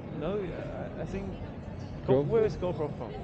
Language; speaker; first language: English; non-native, learner; Chinese